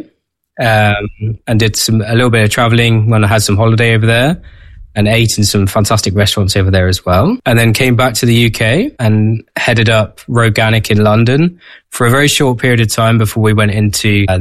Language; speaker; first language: English; native; English